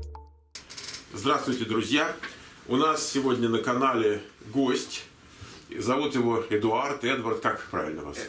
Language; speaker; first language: Russian; native; Russian